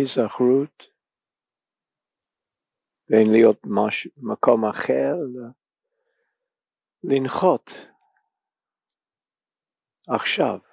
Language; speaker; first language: Hebrew; non-native, fluent; English